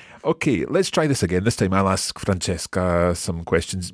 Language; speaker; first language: English; native; English